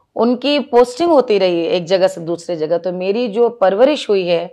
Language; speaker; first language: Hindi; native; Hindi